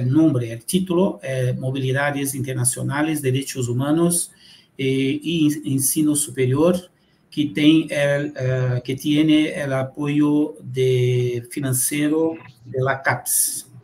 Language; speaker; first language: Spanish; non-native, fluent; Portuguese